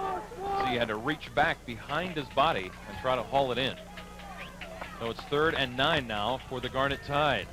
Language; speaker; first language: English; native; English